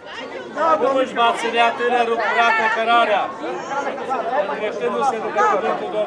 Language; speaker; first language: Romanian; native; Romanian